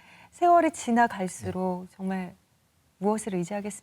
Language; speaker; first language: Korean; native; Korean